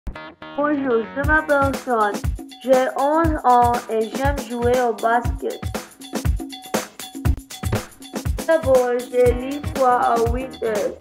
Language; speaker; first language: French; non-native, learner; English